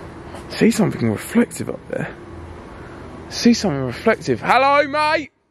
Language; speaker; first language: English; native; English